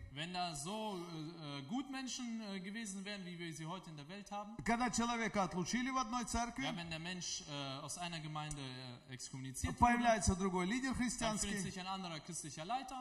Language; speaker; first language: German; non-native, fluent; Russian